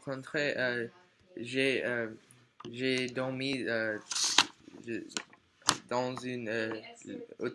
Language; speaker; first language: French; non-native, learner; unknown